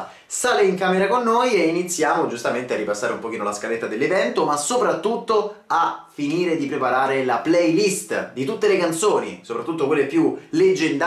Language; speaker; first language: Italian; native; Italian